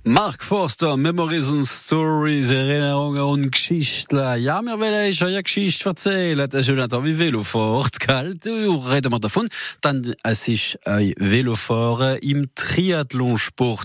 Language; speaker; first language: German; native; German